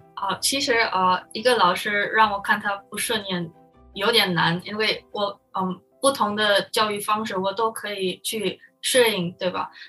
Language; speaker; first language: Chinese; non-native, fluent; Min Nan Chinese